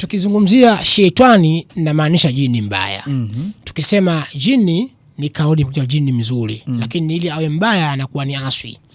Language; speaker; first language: Swahili; native; Swahili